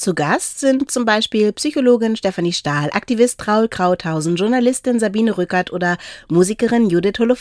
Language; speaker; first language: German; native; German